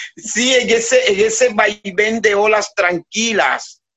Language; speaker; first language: Spanish; native; Spanish